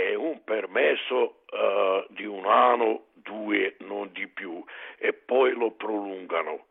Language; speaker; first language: Italian; non-native, learner; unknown